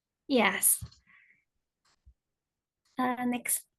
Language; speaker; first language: English; non-native, fluent; Indonesian